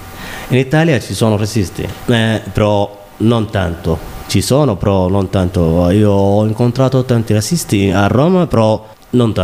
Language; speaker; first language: Italian; non-native, learner; Somali